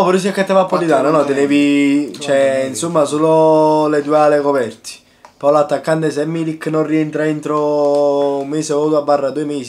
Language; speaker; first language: Italian; native; Italian